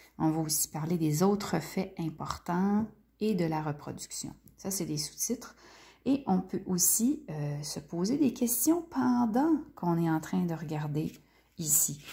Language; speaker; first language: French; native; French